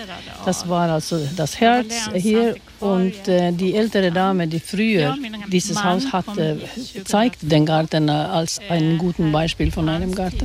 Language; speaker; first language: German; non-native, fluent; Swedish